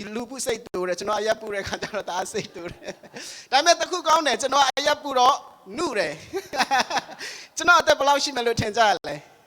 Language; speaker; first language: Burmese; non-native, local second language; Tedim Chin